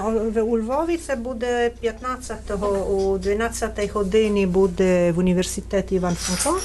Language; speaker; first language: Ukrainian; non-native, fluent; Italian